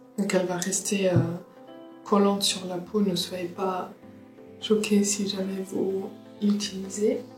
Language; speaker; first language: French; early bilingual, other home language; Portuguese